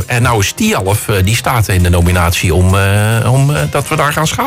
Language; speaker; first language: Dutch; native; Dutch